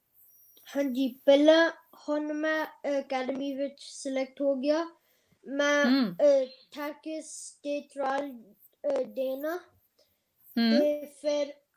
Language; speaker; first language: Punjabi; early bilingual, heritage; Punjabi